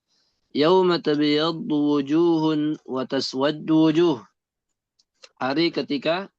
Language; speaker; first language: Arabic; non-native, learner; Indonesian